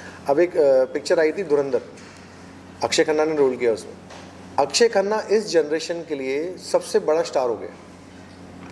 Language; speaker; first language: Hindi; native; Hindi